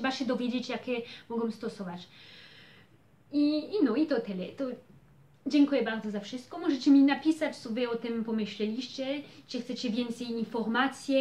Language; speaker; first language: Polish; early bilingual, heritage; Polish